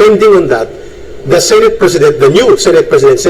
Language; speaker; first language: English; non-native, local second language; Filipino